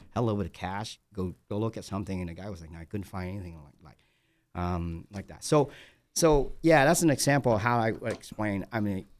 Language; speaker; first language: English; non-native, fluent; Vietnamese